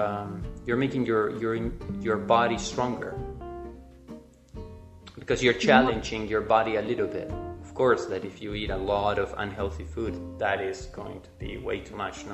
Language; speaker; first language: English; non-native, fluent; Spanish